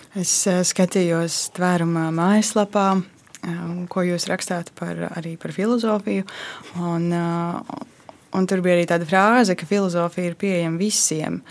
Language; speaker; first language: Latvian; native; Latvian